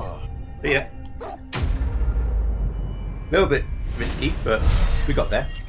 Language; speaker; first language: English; native; English